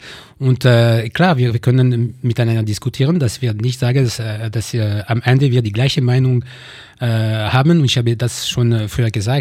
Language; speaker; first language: German; non-native, local second language; French